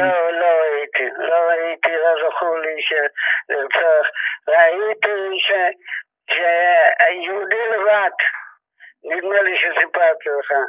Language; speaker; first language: Hebrew; non-native, fluent; Yiddish